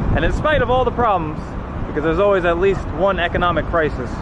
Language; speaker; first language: English; native; English